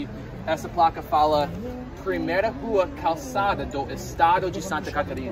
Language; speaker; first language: Portuguese; non-native, fluent; English